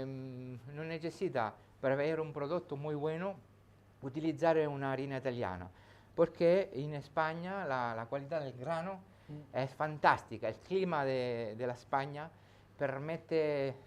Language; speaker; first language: Spanish; non-native, learner; Italian